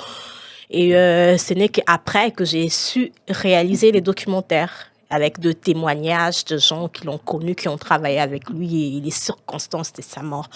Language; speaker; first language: French; non-native, local second language; Lingala